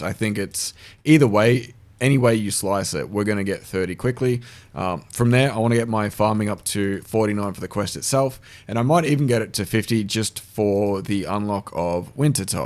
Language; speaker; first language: English; native; English